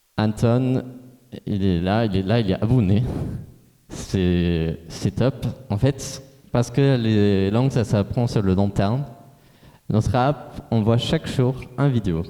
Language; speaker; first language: French; non-native, fluent; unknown